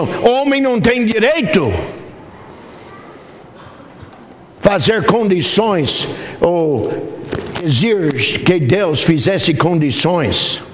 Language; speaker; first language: Portuguese; non-native, fluent; English